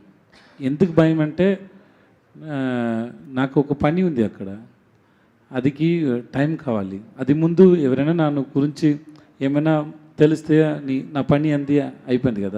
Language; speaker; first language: Telugu; non-native, learner; Tamil